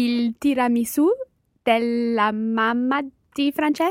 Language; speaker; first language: Italian; non-native, learner; English